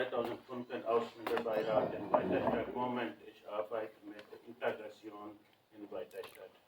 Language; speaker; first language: German; non-native, learner; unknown